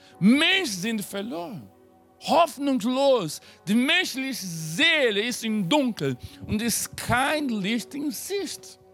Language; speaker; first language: German; non-native, fluent; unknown